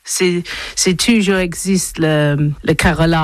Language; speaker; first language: French; non-native, learner; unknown